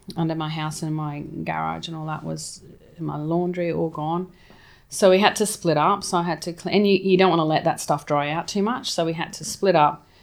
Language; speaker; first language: English; native; English